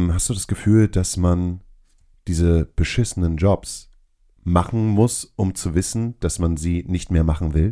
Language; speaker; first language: German; native; German